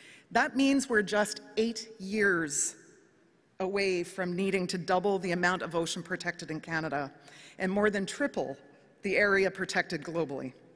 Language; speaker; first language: English; native; English